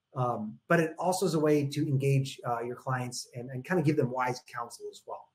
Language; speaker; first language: English; native; English